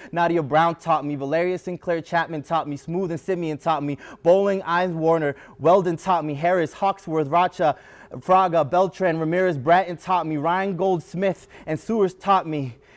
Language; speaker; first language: English; early bilingual, other home language; Spanish